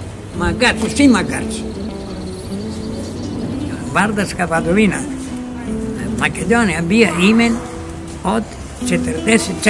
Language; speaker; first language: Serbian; early bilingual, heritage; Greek